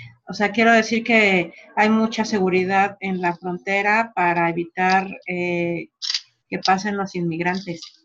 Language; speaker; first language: Spanish; native; Spanish